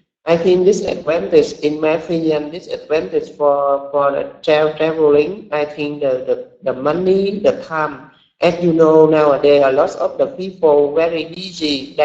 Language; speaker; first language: English; non-native, learner; Vietnamese